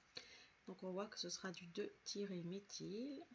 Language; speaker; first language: French; native; French